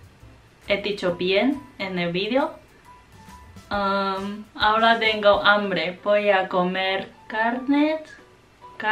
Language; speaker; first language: Spanish; non-native, fluent; Chinese